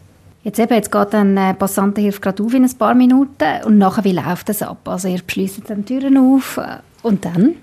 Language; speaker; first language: German; native; German